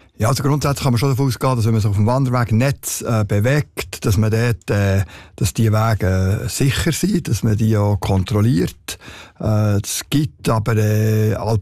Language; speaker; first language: German; native; German